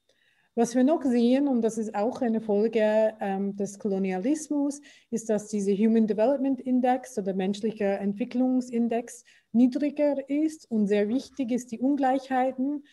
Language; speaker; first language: German; non-native, fluent; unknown